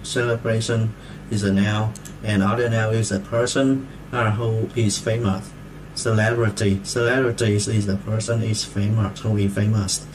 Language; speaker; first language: English; non-native, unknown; Vietnamese